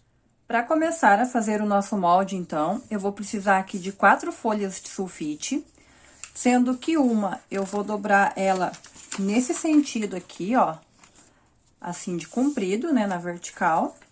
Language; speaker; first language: Portuguese; native; Portuguese